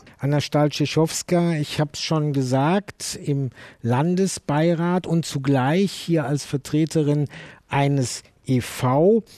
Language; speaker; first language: German; native; German